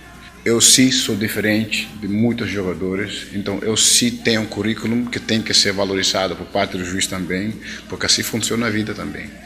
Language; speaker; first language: Portuguese; non-native, fluent; Dutch